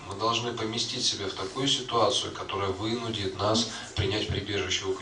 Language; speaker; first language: Russian; native; Russian